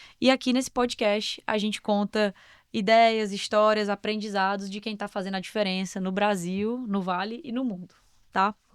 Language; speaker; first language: Portuguese; native; Portuguese